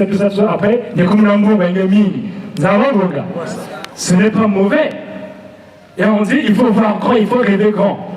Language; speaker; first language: French; non-native, local second language; Lingala